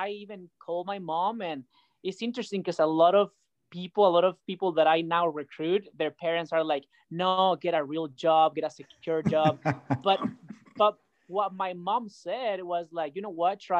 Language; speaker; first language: English; non-native, fluent; Spanish